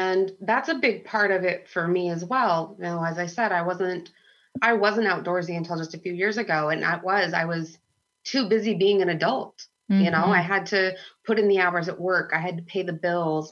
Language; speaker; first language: English; native; English